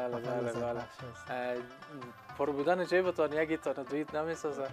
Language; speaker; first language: Persian; native; Persian